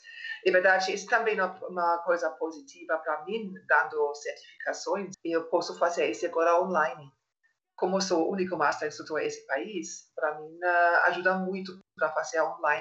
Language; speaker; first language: Portuguese; non-native, fluent; German